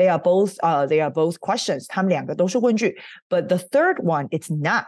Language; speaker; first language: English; non-native, fluent; Chinese